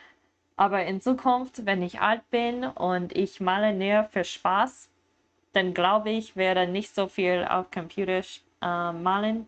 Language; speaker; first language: German; non-native, learner; English